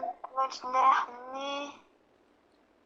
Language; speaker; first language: French; native; French